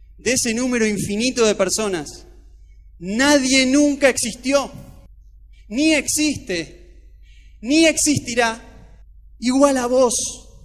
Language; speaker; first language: Spanish; native; Spanish